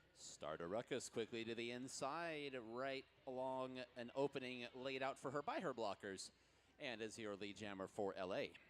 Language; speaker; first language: English; native; English